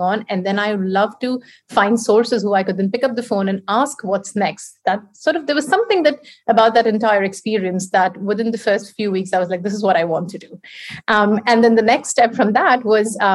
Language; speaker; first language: English; non-native, local second language; Hindi